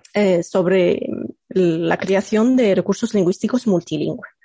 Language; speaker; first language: Spanish; non-native, fluent; Arabic